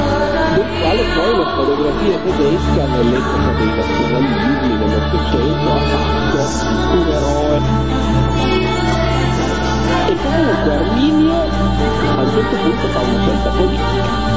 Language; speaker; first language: Italian; native; Italian